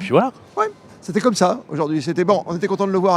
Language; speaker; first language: French; native; French